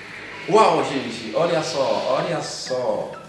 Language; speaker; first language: Portuguese; non-native, learner; Haitian Creole